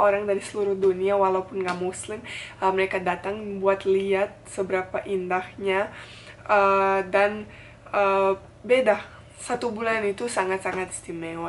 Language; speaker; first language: Indonesian; non-native, fluent; Bosnian